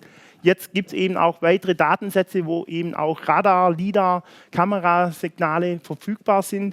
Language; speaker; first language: German; native; German